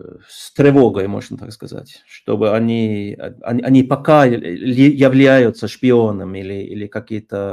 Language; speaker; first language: Russian; non-native, fluent; Norwegian